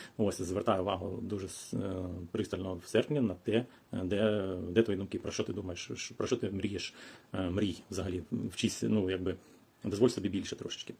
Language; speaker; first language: Ukrainian; non-native, local second language; Russian